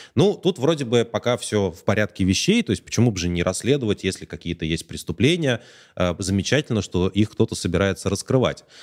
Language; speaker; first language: Russian; native; Russian